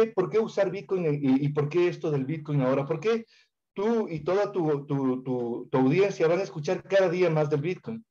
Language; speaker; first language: Spanish; native; Spanish